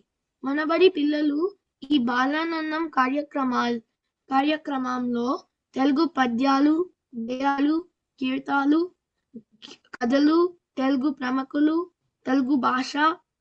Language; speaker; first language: Telugu; early bilingual, heritage; Telugu